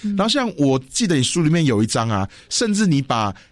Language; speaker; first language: Chinese; non-native, local second language; Hakka Chinese